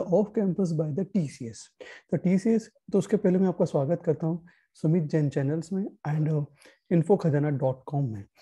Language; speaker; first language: Hindi; native; Hindi